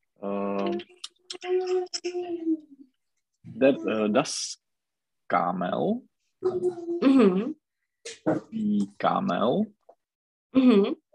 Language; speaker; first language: German; non-native, learner; Czech